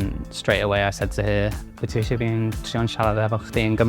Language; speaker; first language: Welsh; non-native, local second language; English